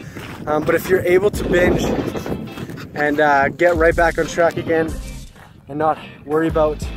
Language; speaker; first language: English; native; English